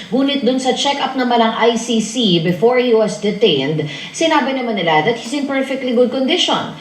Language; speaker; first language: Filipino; native; Filipino